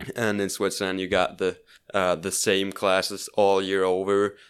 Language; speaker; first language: English; non-native, fluent; Swiss German